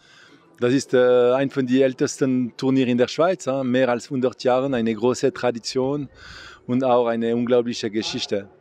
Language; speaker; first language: German; non-native, local second language; French